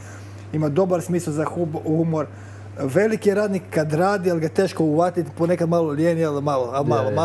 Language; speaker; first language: Croatian; native; Croatian